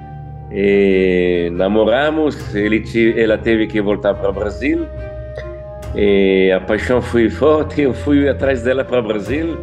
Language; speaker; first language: Portuguese; non-native, fluent; Hebrew